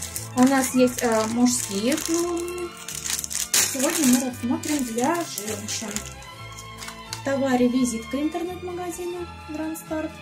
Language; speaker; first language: Russian; native; Russian